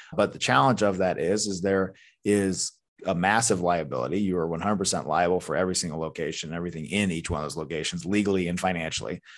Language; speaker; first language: English; native; English